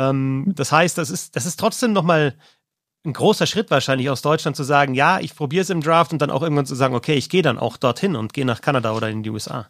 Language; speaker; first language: German; native; German